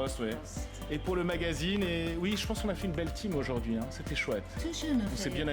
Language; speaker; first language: French; native; French